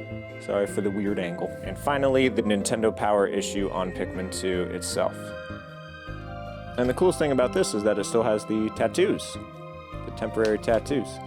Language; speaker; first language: English; native; English